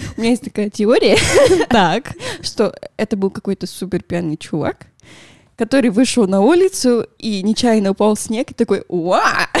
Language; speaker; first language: Russian; non-native, fluent; Spanish